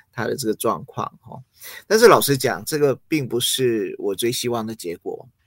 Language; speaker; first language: Chinese; early bilingual, other home language; English